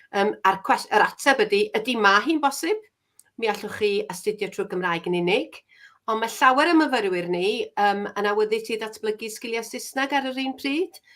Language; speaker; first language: Welsh; native; Welsh